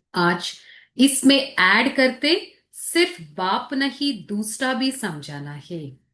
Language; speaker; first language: Hindi; non-native, local second language; Telugu